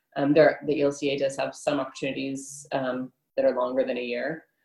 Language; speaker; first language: English; native; English